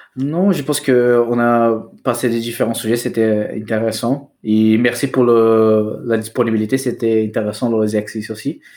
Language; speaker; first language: French; non-native, fluent; Portuguese